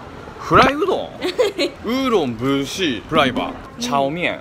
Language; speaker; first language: Chinese; non-native, learner; Japanese